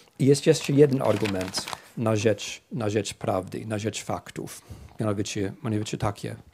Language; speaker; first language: Polish; non-native, fluent; English